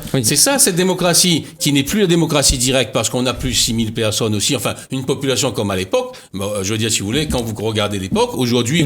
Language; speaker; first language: French; native; French